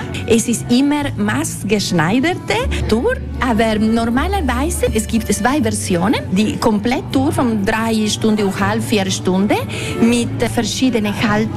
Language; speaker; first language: German; non-native, local second language; Italian